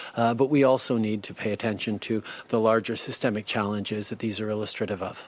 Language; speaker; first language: English; early bilingual, other home language; French